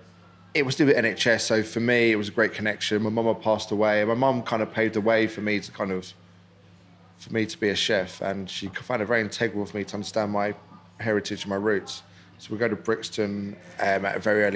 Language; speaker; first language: English; native; English